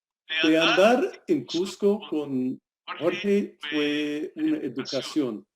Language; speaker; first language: Spanish; non-native, fluent; English